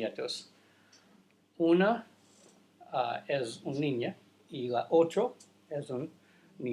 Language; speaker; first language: Spanish; non-native, learner; English